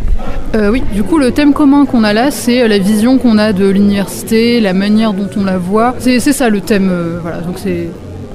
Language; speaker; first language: French; native; French